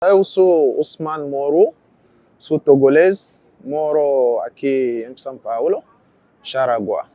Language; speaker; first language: Portuguese; non-native, learner; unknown